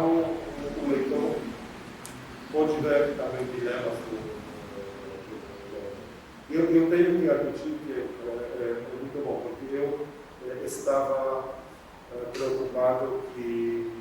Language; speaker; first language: Portuguese; non-native, fluent; Polish